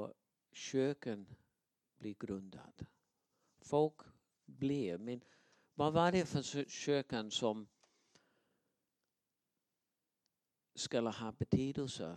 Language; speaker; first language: Swedish; non-native, fluent; English